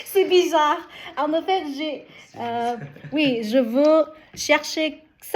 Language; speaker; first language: French; non-native, learner; Vietnamese